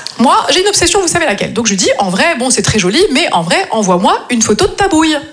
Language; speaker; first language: French; native; French